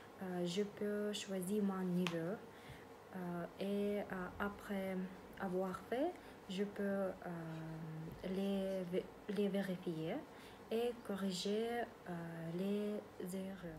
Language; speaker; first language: French; non-native, learner; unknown